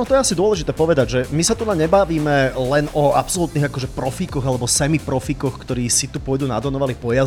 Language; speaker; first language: Czech; native; Czech